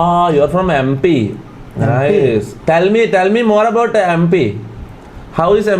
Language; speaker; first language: English; non-native, local second language; Malayalam